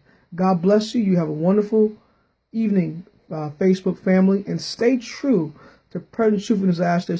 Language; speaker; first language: English; native; English